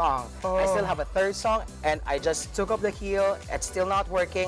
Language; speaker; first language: English; non-native, local second language; Filipino